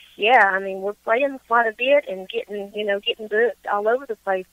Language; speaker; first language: English; native; English